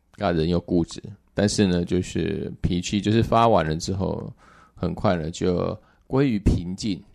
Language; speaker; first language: Chinese; native; Chinese